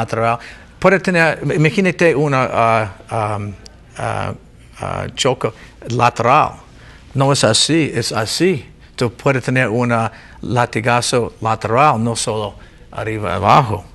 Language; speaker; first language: Spanish; non-native, learner; English